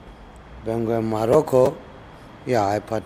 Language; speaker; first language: Spanish; non-native, learner; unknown